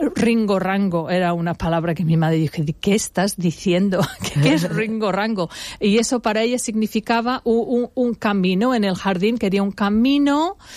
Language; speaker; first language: Spanish; non-native, fluent; English